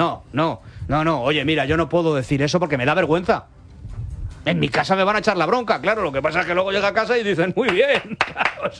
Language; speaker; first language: Spanish; native; Spanish